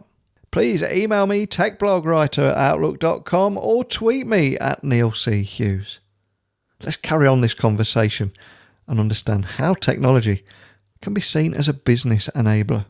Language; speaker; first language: English; native; English